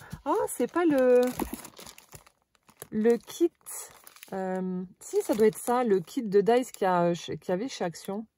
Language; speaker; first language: French; native; French